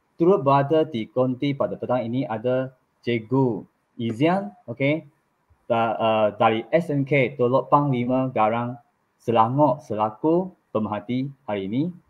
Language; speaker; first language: Malay; non-native, local second language; Chinese